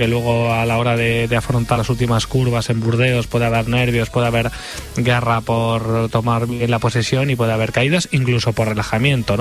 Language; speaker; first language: Spanish; native; Spanish